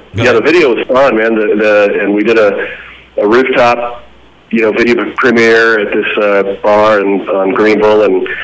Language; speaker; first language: English; native; English